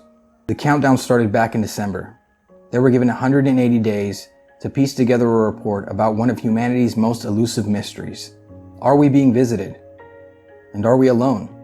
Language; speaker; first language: English; native; English